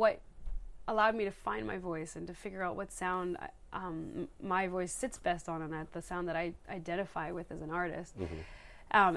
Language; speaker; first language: English; native; English